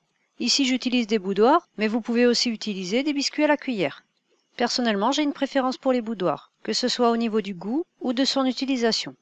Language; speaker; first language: French; native; French